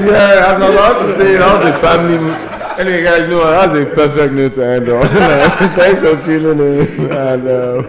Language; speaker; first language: English; non-native, local second language; Yoruba